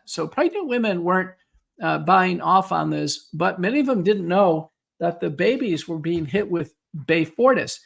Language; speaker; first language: English; native; English